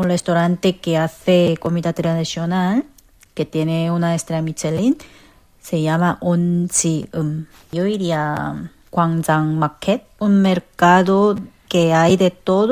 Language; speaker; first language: Spanish; non-native, fluent; Korean